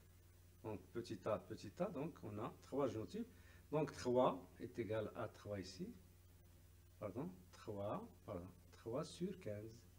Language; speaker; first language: French; non-native, local second language; Arabic